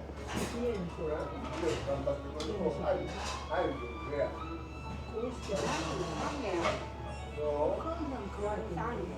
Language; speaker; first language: Japanese; native; Japanese